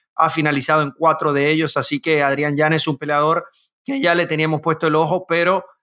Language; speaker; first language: Spanish; native; Spanish